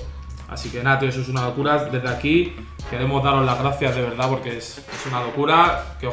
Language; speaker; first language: Spanish; native; Spanish